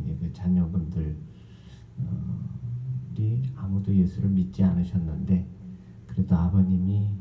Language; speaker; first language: Korean; native; Korean